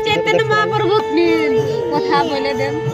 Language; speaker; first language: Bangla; non-native, learner; Hindi